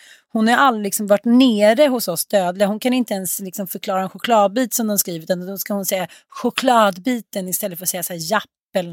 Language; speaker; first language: Swedish; native; Swedish